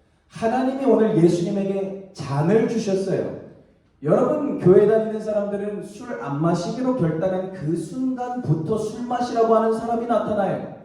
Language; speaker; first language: Korean; native; Korean